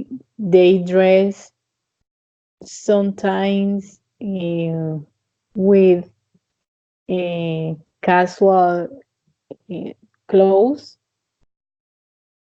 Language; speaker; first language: English; non-native, fluent; Spanish